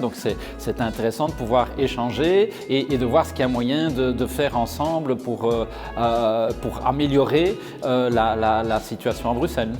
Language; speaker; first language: French; native; French